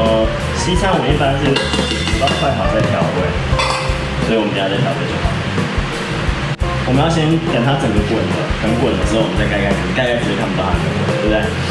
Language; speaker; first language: Chinese; native; Chinese